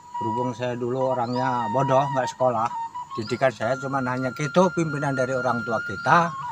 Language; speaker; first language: Indonesian; non-native, local second language; Javanese